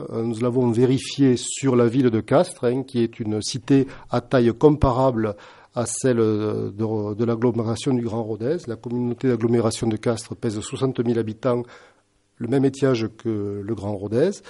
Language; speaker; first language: French; native; French